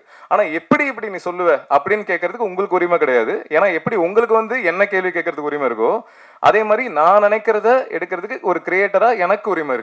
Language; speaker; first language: Tamil; native; Tamil